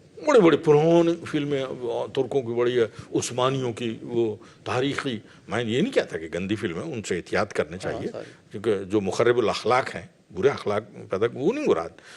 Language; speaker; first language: Urdu; non-native, local second language; Punjabi